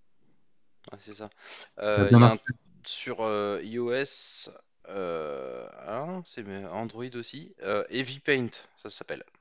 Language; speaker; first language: French; native; French